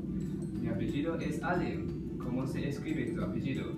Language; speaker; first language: Spanish; non-native, learner; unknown